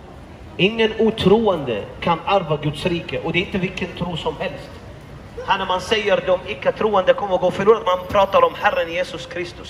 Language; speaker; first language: Swedish; non-native, fluent; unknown